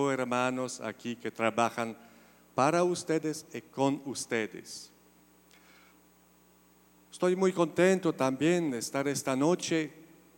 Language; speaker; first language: Spanish; non-native, fluent; Polish